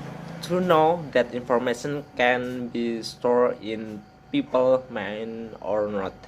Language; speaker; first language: English; non-native, learner; Indonesian